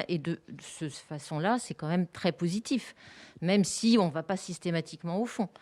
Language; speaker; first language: French; native; French